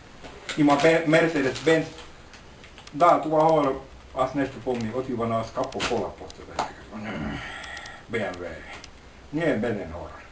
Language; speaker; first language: Bulgarian; non-native, learner; Finnish